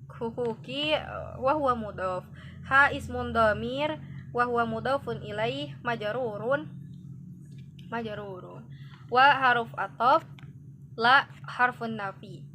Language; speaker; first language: Arabic; non-native, learner; Indonesian